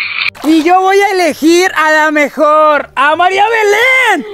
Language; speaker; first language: Spanish; native; Spanish